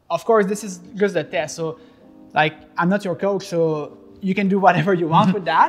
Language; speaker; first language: English; non-native, fluent; French